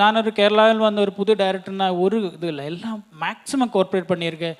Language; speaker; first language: Tamil; non-native, learner; Malayalam